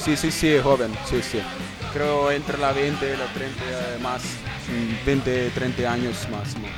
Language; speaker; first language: Spanish; non-native, learner; Italian